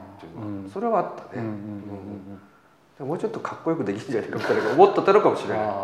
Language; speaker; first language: Japanese; native; Japanese